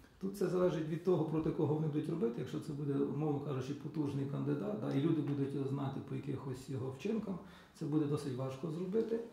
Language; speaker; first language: Ukrainian; native; Ukrainian